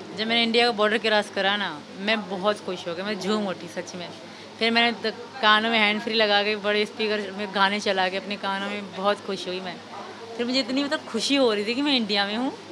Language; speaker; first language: Urdu; non-native, local second language; Sindhi